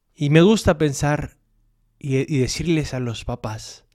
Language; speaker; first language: Spanish; native; Spanish